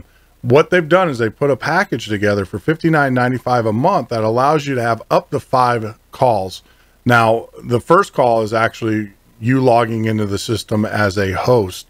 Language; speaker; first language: English; native; English